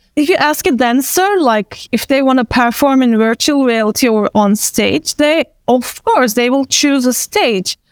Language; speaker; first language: English; non-native, fluent; Turkish